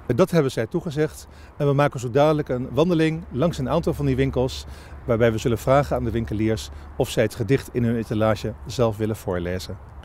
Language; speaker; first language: Dutch; native; Dutch